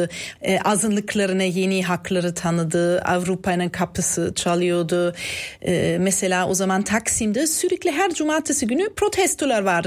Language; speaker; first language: Turkish; non-native, fluent; German